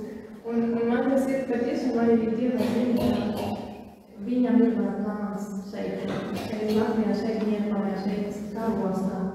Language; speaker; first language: Latvian; non-native, learner; German